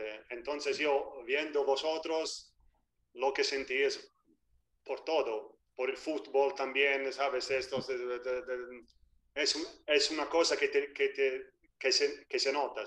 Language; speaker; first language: Spanish; non-native, fluent; Italian